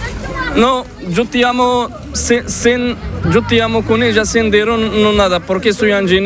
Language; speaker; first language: Spanish; non-native, learner; Arabic